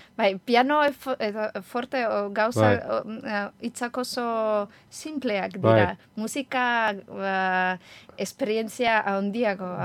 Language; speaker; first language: Basque; non-native, learner; Ukrainian